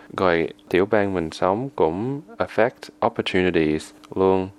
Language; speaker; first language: Vietnamese; early bilingual, heritage; Vietnamese